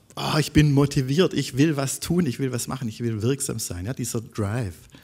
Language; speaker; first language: German; native; German